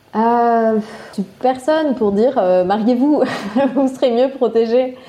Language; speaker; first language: French; native; French